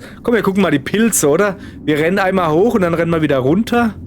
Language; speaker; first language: German; native; German